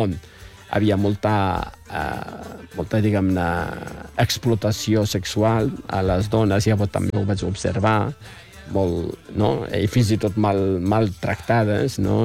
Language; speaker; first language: Catalan; non-native, fluent; Arabic